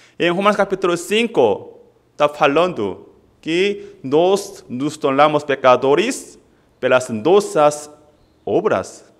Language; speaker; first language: Portuguese; non-native, fluent; Korean